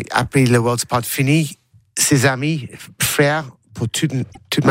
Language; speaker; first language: French; non-native, learner; English